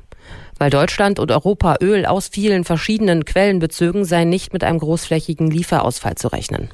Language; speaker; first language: German; native; German